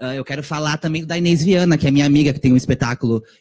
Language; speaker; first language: Portuguese; native; Portuguese